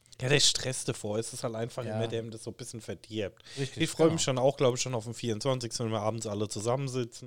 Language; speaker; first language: German; native; German